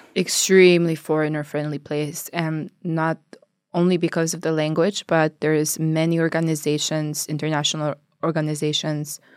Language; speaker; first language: English; non-native, fluent; Albanian